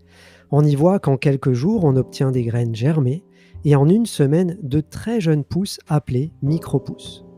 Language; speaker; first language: French; native; French